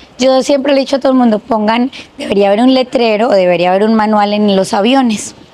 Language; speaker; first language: Spanish; native; Spanish